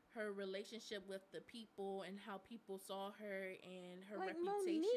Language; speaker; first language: English; native; English